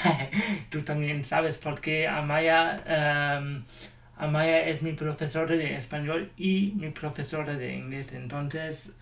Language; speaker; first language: Spanish; non-native, learner; German